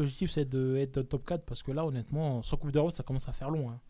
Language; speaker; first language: French; native; French